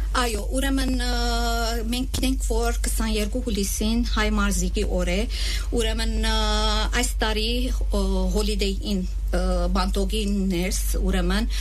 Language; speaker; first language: Armenian; native; Armenian